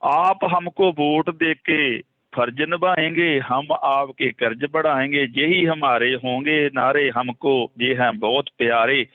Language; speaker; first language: Hindi; non-native, local second language; Punjabi